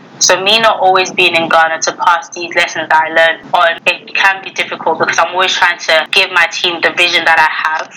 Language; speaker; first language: English; native; English